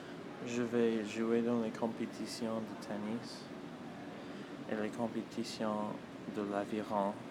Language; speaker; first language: French; non-native, local second language; English